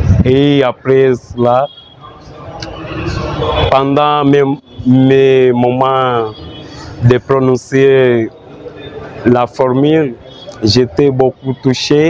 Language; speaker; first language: French; non-native, learner; Portuguese